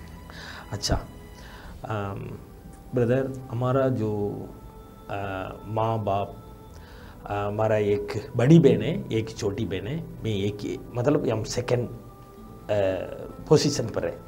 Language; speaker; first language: Hindi; non-native, local second language; Tamil